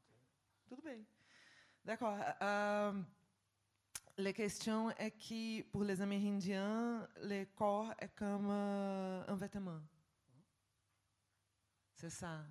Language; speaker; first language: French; non-native, fluent; Portuguese